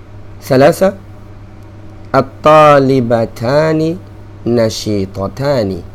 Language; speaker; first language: Arabic; non-native, fluent; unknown